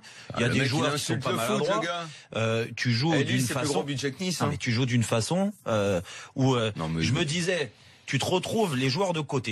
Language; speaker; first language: French; native; French